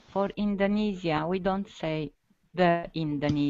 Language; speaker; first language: English; non-native, learner; Romanian